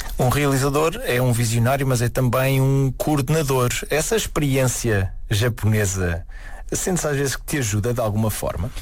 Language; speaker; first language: Portuguese; native; Portuguese